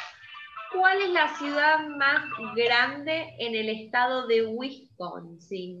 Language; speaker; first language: Spanish; native; Spanish